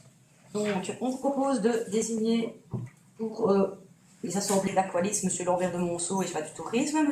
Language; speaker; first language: French; native; French